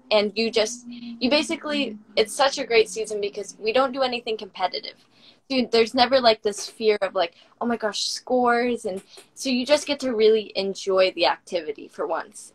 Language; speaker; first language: English; native; English